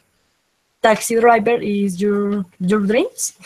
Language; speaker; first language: English; non-native, learner; Spanish